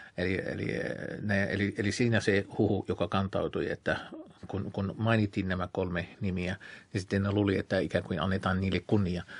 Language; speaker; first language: Finnish; non-native, fluent; Arabic